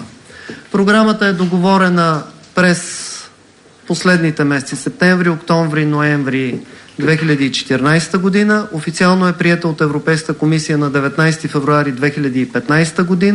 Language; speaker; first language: Bulgarian; native; Bulgarian